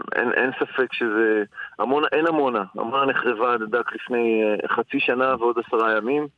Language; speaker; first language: Hebrew; native; Hebrew